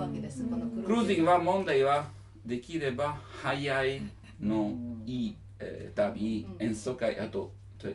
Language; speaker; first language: Japanese; non-native, learner; Italian